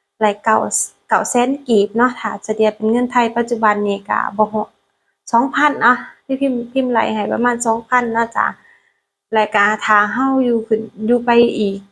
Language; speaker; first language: Thai; non-native, learner; Lao